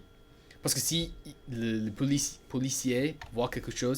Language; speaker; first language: French; non-native, learner; English